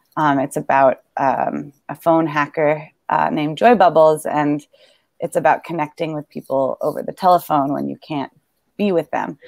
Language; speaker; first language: English; native; English